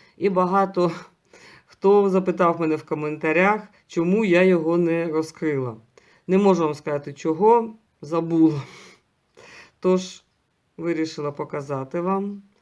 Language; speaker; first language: Ukrainian; non-native, local second language; Russian